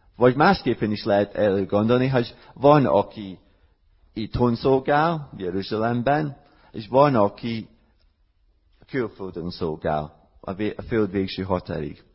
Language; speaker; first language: Hungarian; non-native, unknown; English